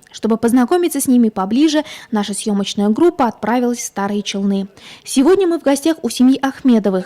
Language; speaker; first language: Russian; native; Russian